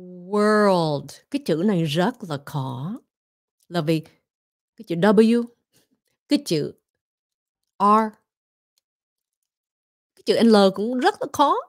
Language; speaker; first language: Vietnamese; early bilingual, heritage; Vietnamese